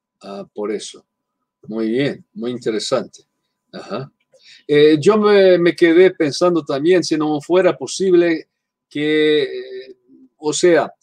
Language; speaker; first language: Spanish; non-native, fluent; Portuguese